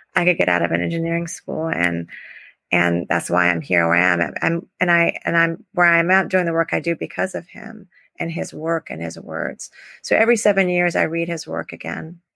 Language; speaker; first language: English; native; English